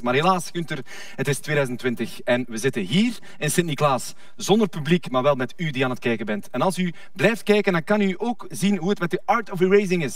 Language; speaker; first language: Dutch; native; Dutch